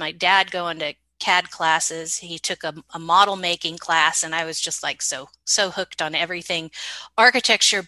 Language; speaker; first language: English; native; English